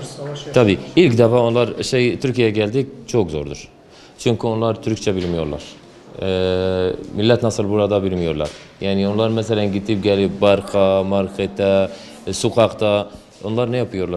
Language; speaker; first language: Turkish; non-native, learner; Arabic